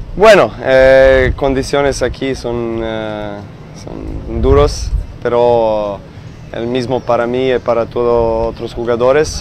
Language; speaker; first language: Spanish; non-native, learner; Serbian